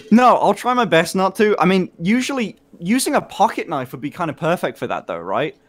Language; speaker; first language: English; native; English